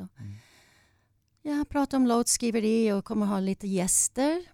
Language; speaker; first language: Swedish; non-native, fluent; English